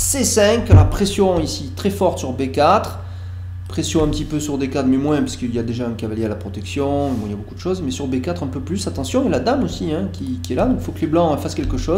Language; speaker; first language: French; native; French